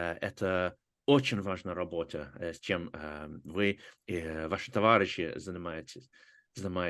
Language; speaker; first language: Russian; non-native, fluent; English